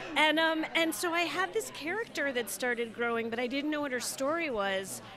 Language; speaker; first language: English; native; English